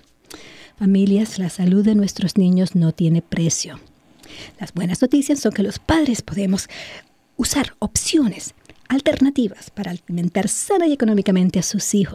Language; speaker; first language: Spanish; native; Spanish